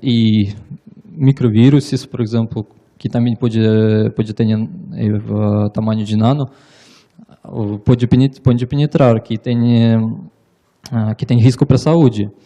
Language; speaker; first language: Portuguese; non-native, learner; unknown